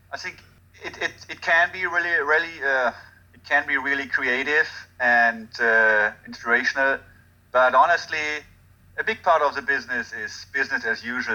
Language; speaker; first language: English; non-native, fluent; German